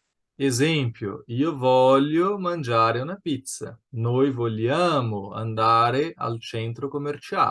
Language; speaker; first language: Italian; non-native, fluent; Portuguese